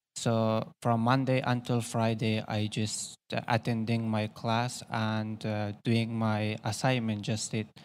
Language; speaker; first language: English; non-native, learner; Persian